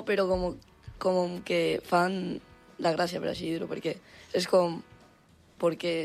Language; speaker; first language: Catalan; non-native, local second language; Spanish